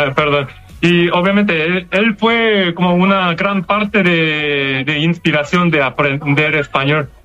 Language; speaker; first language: Spanish; non-native, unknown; Korean